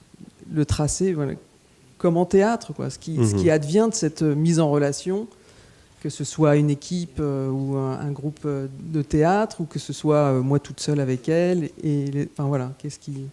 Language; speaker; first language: French; native; French